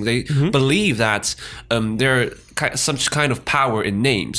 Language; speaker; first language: English; non-native, fluent; Chinese